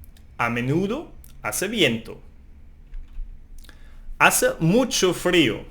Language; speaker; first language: Spanish; non-native, fluent; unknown